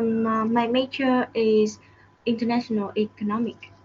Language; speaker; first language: English; non-native, learner; Vietnamese